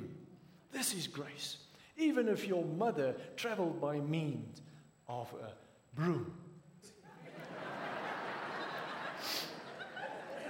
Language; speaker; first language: English; non-native, local second language; Afrikaans